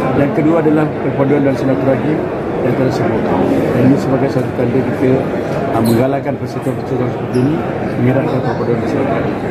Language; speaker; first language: Malay; non-native, local second language; Tamil